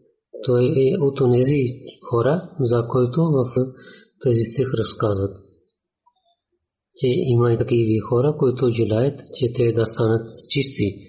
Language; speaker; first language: Bulgarian; non-native, learner; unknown